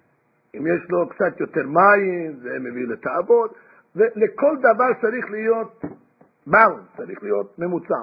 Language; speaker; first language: Hebrew; non-native, fluent; English